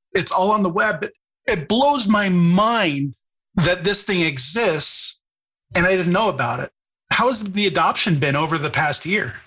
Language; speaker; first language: English; native; English